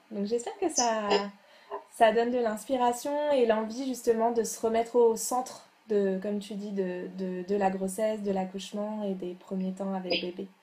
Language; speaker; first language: French; native; French